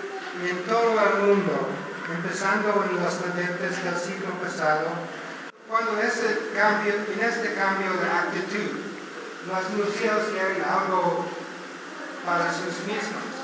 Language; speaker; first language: Spanish; non-native, learner; English